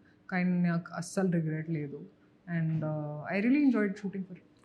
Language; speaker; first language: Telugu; non-native, fluent; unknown